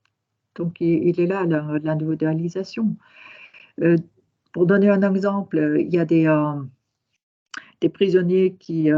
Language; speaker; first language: French; non-native, fluent; Norwegian